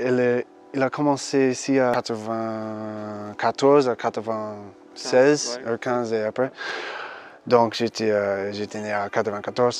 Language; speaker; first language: French; early bilingual, heritage; English